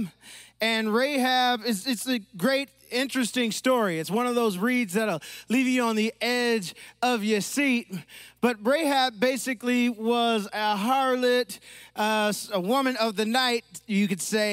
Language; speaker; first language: English; native; English